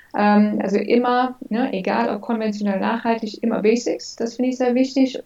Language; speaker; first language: German; early bilingual, other home language; English